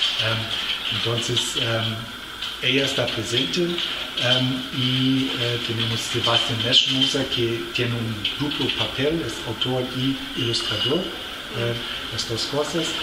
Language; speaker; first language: Spanish; non-native, fluent; German